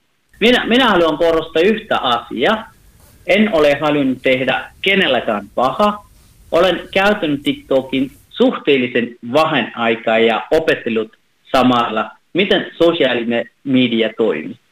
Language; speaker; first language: Finnish; non-native, fluent; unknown